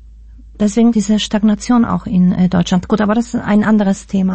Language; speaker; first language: German; early bilingual, other home language; Polish